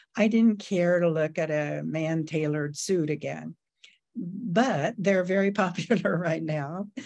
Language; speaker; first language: English; native; English